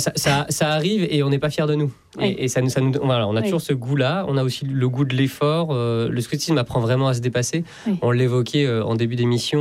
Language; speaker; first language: French; native; French